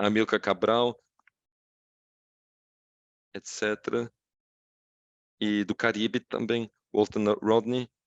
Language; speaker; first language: Portuguese; non-native, fluent; English